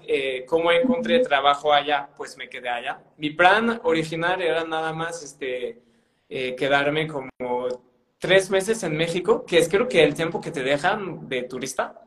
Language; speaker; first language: Spanish; non-native, fluent; French